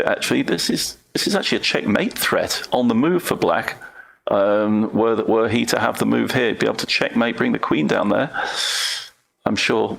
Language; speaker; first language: English; native; English